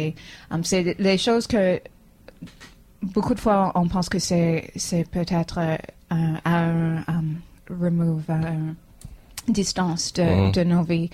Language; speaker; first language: French; non-native, fluent; English